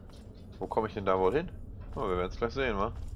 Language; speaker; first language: German; native; German